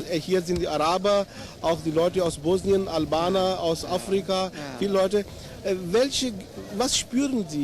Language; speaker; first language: German; non-native, fluent; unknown